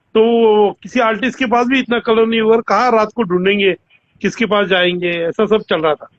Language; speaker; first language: Hindi; non-native, fluent; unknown